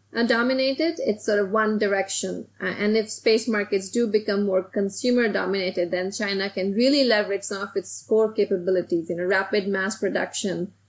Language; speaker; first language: English; non-native, local second language; Hindi